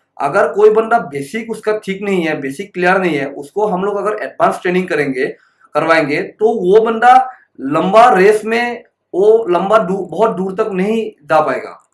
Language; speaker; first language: Hindi; non-native, local second language; Assamese